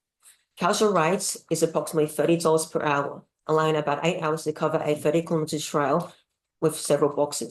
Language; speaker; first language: English; native; English